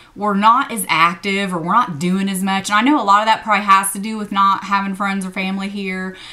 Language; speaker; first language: English; native; English